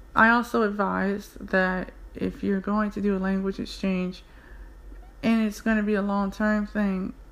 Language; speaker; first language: English; native; English